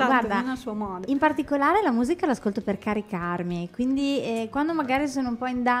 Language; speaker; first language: Italian; native; Italian